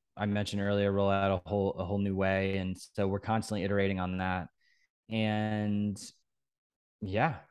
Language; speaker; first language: English; native; English